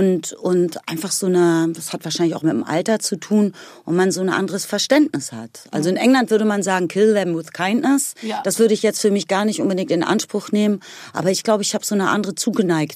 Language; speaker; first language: German; native; German